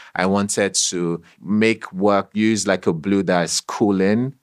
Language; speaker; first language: English; non-native, local second language; Yoruba